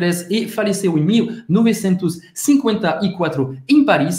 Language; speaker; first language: Portuguese; non-native, fluent; French